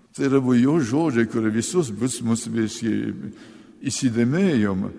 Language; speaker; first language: Lithuanian; early bilingual, heritage; Lithuanian